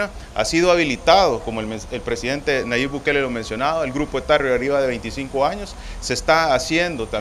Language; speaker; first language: Spanish; native; Spanish